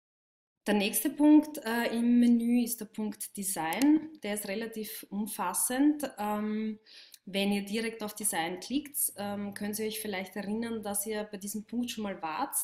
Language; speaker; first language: German; native; German